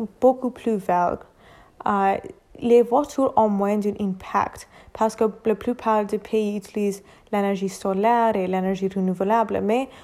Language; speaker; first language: French; non-native, learner; English